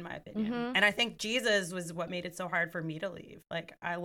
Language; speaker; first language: English; native; English